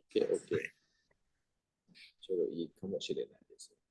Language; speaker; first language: Japanese; non-native, fluent; Thai